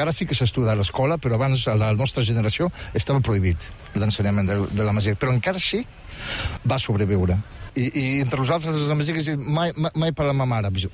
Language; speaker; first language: Catalan; non-native, fluent; Riffian